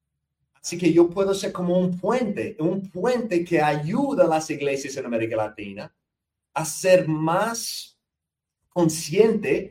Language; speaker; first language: Spanish; non-native, fluent; English